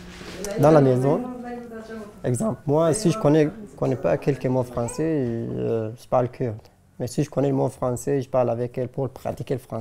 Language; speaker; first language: French; non-native, learner; Kurdish